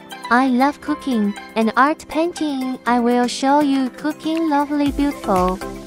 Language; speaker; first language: English; non-native, learner; Chinese